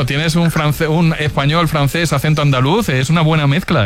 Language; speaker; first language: Spanish; native; Spanish